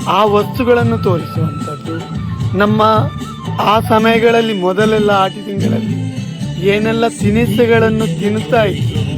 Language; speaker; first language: Kannada; non-native, local second language; Tulu